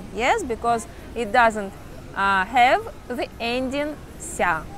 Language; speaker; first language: English; non-native, fluent; Russian